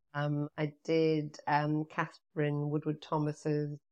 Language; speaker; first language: English; native; English